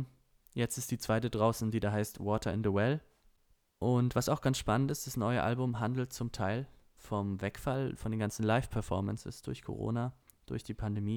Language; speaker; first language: German; native; German